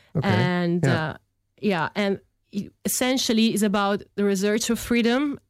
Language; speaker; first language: English; non-native, fluent; Italian